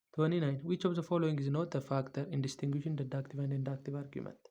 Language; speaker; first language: English; non-native, local second language; Amharic